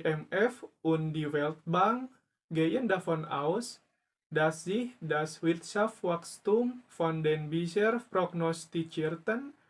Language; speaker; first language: German; non-native, learner; Indonesian